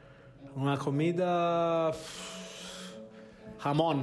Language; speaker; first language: Spanish; non-native, learner; Italian